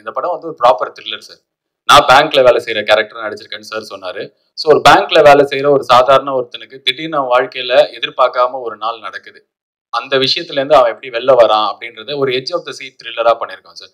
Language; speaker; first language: Tamil; native; Tamil